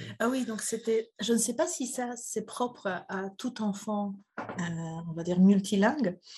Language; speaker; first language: French; non-native, fluent; Polish